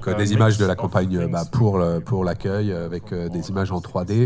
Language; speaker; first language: French; native; French